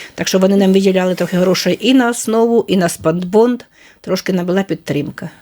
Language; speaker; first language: Ukrainian; native; Ukrainian